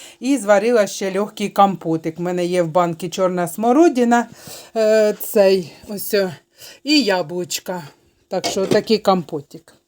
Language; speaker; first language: Ukrainian; native; Ukrainian